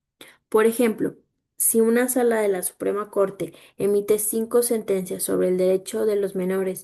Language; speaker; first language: Spanish; native; Spanish